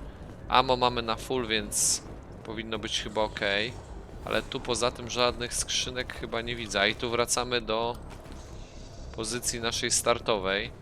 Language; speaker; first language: Polish; native; Polish